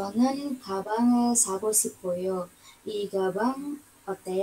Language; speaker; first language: Korean; non-native, learner; Indonesian